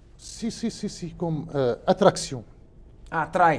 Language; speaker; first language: Portuguese; non-native, learner; Arabic